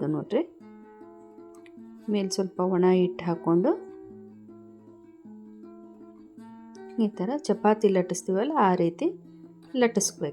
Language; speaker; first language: Kannada; native; Kannada